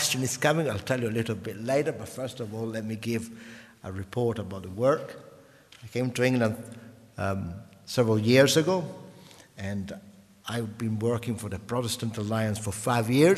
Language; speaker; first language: English; non-native, fluent; Italian